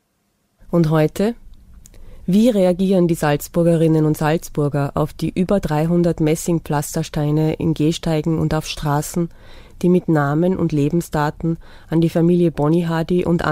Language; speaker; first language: German; native; German